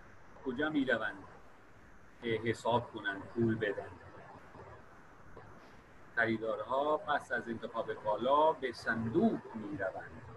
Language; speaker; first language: Persian; non-native, fluent; Urdu